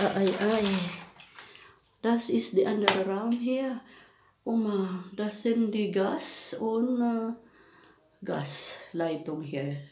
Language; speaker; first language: German; non-native, learner; Filipino